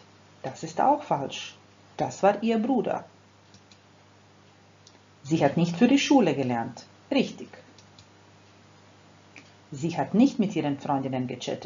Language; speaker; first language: German; non-native, fluent; Croatian